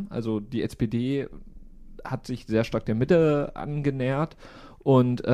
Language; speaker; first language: German; native; German